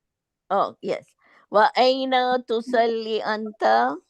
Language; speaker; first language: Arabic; non-native, learner; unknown